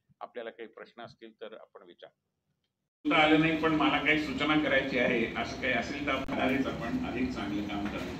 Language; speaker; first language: Marathi; native; Marathi